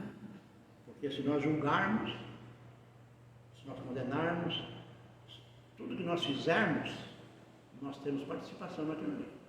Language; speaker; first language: Portuguese; native; Portuguese